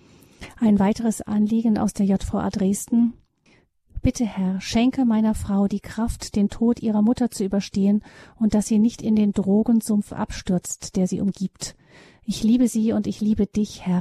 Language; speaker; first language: German; native; German